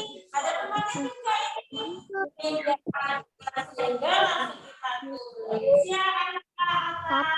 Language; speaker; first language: Indonesian; native; Indonesian